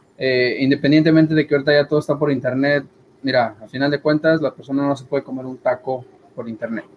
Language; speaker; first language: Spanish; native; Spanish